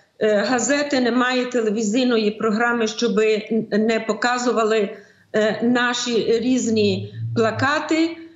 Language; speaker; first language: Ukrainian; early bilingual, heritage; Ukrainian